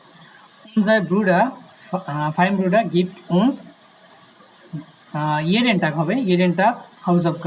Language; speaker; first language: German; non-native, fluent; Bangla